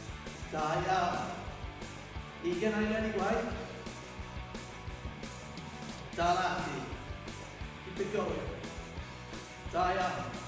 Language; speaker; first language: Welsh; non-native, local second language; English